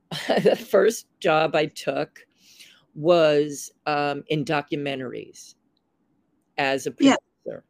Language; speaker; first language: English; native; English